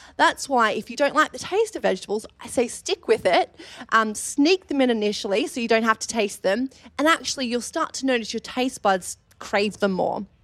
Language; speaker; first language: English; native; English